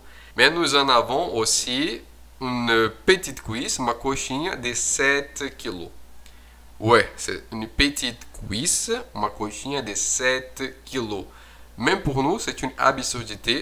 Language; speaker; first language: French; non-native, fluent; Portuguese